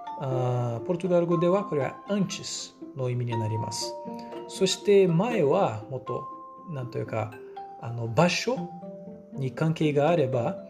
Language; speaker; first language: Japanese; non-native, fluent; Portuguese